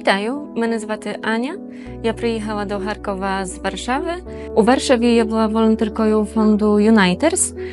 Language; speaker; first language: Ukrainian; non-native, learner; Polish